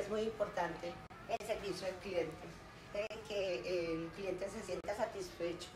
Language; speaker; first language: Spanish; native; Spanish